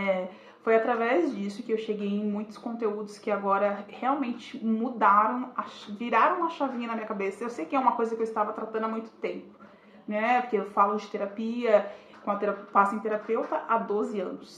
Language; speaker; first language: Portuguese; native; Portuguese